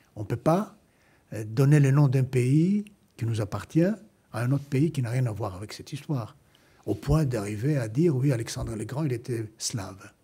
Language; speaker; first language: French; non-native, fluent; Greek